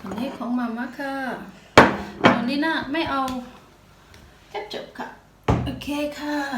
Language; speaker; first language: Swedish; non-native, learner; Thai